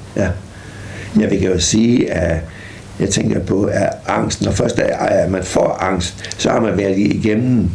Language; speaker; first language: Danish; native; Danish